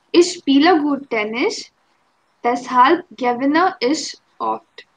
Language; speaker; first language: German; non-native, fluent; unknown